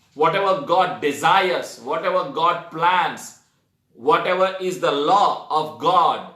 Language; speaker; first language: English; non-native, local second language; Telugu